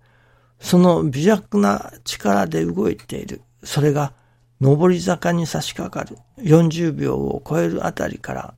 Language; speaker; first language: Japanese; native; Japanese